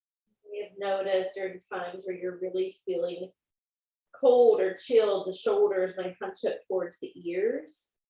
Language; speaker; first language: English; native; English